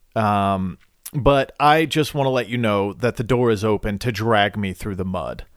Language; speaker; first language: English; native; English